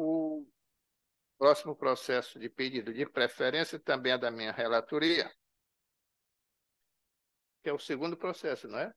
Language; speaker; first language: Portuguese; native; Portuguese